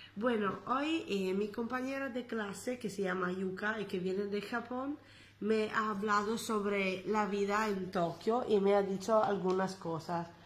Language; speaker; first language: Spanish; non-native, fluent; Italian